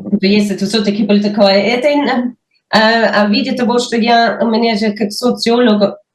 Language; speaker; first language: Russian; non-native, fluent; German